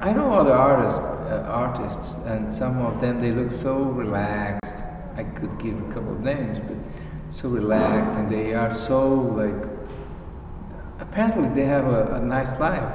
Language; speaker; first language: English; non-native, fluent; Portuguese